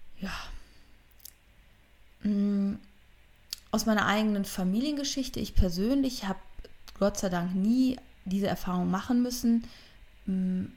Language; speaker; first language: German; native; German